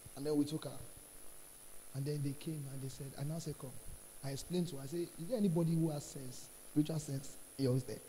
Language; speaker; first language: English; non-native, local second language; Yoruba